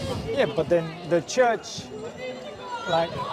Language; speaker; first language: English; native; English